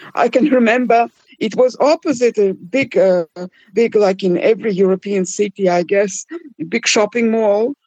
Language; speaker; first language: English; non-native, fluent; German